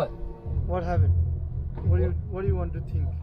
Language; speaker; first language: English; non-native, learner; Nepali